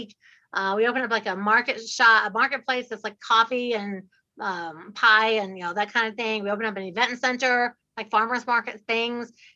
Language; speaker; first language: English; native; English